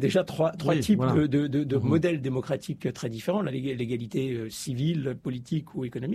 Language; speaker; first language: French; native; French